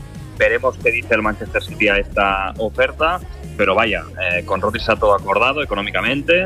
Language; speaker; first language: Spanish; non-native, local second language; Catalan